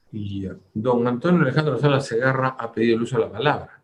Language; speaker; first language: Spanish; native; Spanish